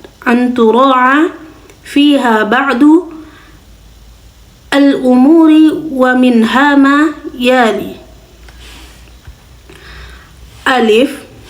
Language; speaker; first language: Arabic; non-native, learner; Indonesian